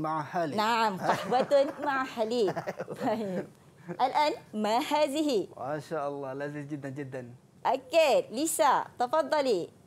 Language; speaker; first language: Arabic; non-native, fluent; Malay